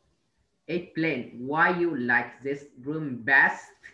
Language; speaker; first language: English; non-native, learner; Vietnamese